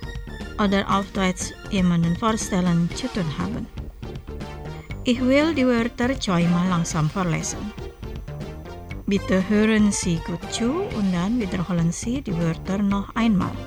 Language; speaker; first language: German; non-native, fluent; Indonesian